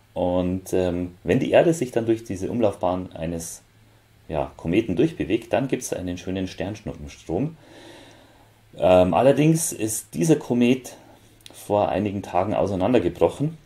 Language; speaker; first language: German; native; German